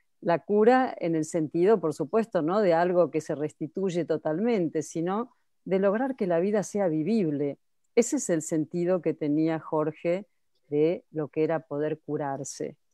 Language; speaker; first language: Spanish; native; Spanish